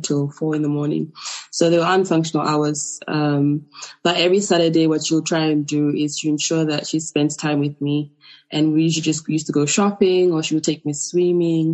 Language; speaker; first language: English; non-native, local second language; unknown